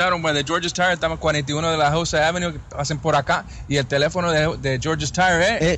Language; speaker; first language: Spanish; native; Spanish